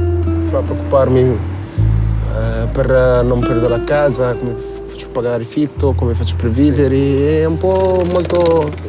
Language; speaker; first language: Italian; non-native, learner; Arabic